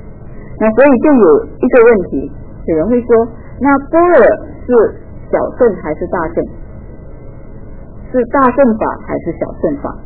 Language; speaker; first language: Chinese; native; Chinese